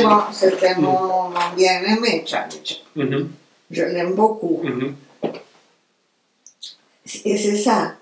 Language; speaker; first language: French; non-native, fluent; Romanian